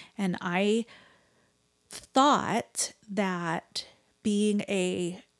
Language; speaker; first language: English; native; English